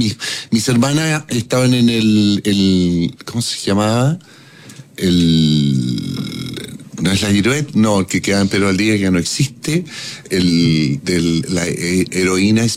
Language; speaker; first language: Spanish; native; Spanish